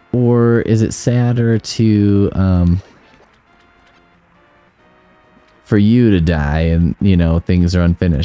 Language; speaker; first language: English; native; English